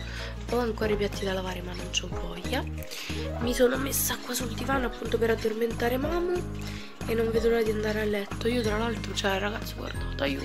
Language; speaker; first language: Italian; native; Italian